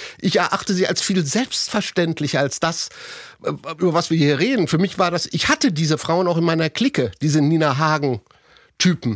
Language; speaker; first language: German; native; German